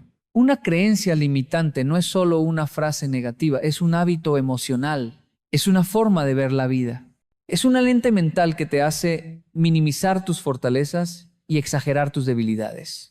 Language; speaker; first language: Spanish; native; Spanish